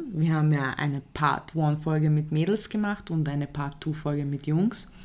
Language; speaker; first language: German; early bilingual, other home language; Croatian